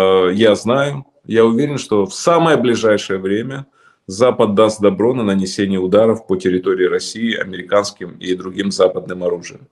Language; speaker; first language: Russian; native; Russian